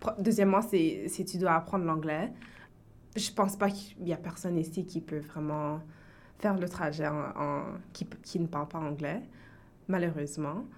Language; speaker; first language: French; early bilingual, heritage; French